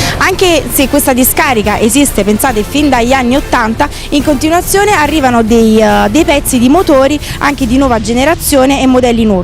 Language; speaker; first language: Italian; native; Italian